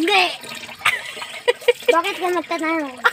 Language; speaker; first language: Filipino; non-native, local second language; Cebuano